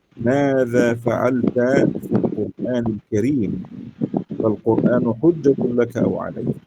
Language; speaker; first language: Arabic; native; Arabic